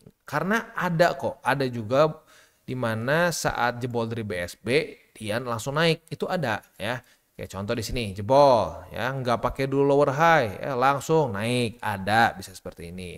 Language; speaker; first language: Indonesian; native; Indonesian